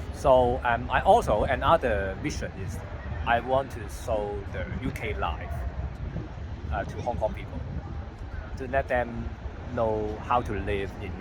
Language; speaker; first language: English; non-native, learner; Cantonese